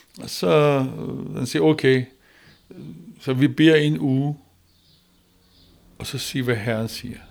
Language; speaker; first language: Danish; non-native, learner; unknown